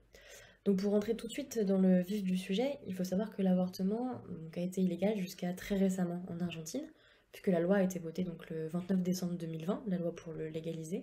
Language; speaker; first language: French; native; French